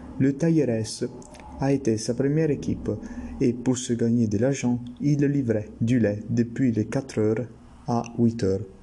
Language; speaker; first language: French; non-native, learner; Italian